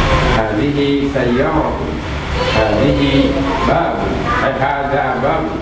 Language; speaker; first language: Arabic; non-native, learner; Indonesian